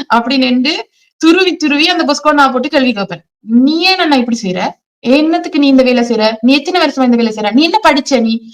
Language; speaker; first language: Tamil; early bilingual, heritage; Tamil